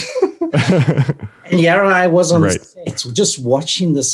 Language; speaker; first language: English; native; English